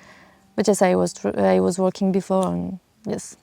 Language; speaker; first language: English; non-native, learner; French